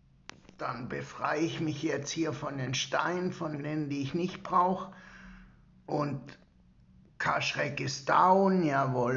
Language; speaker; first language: German; native; German